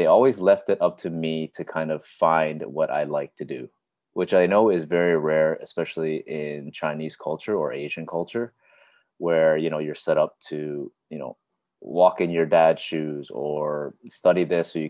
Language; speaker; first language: English; native; English